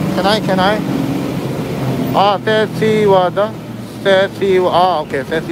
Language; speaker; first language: English; non-native, learner; Korean